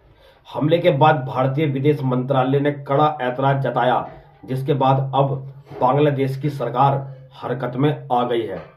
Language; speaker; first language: Hindi; native; Hindi